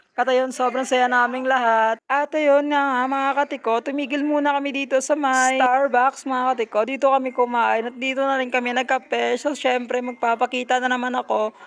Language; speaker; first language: Filipino; non-native, local second language; Hiligaynon